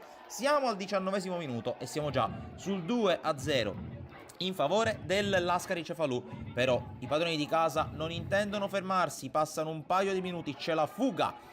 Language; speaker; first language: Italian; native; Italian